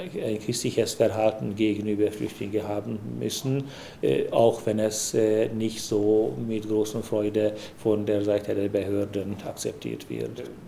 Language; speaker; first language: German; non-native, fluent; Hungarian